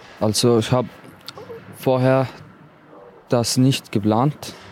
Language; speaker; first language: German; non-native, learner; Arabic